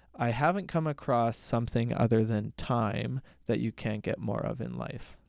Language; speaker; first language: English; native; English